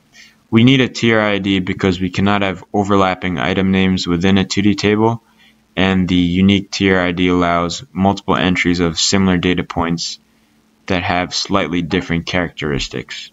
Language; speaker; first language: English; native; English